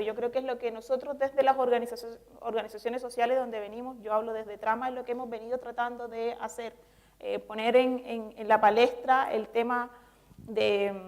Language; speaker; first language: Spanish; native; Spanish